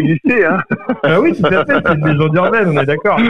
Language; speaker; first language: French; native; French